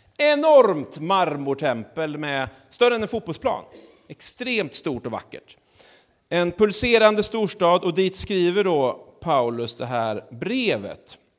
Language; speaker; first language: Swedish; native; Swedish